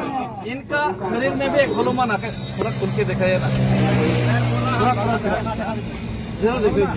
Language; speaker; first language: Hindi; non-native, local second language; Kok Borok